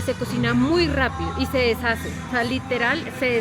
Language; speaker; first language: Spanish; native; Spanish